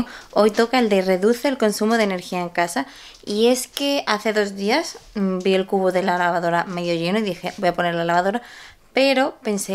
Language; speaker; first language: Spanish; native; Spanish